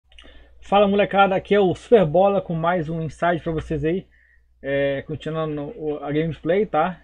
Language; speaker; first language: Portuguese; native; Portuguese